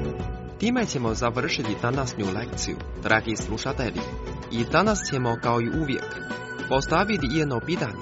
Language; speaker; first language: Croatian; non-native, fluent; Chinese